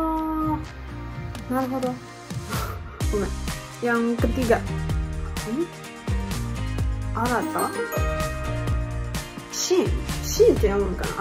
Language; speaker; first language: Indonesian; non-native, fluent; Japanese